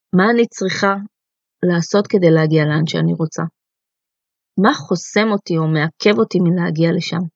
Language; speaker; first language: Hebrew; early bilingual, other home language; Russian